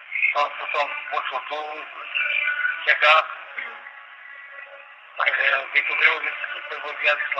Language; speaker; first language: Czech; non-native, local second language; Romany